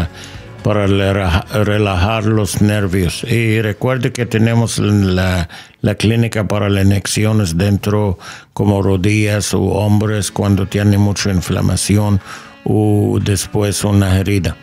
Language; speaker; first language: Spanish; non-native, learner; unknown